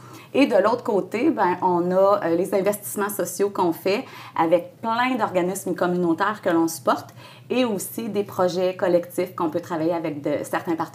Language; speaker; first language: French; native; French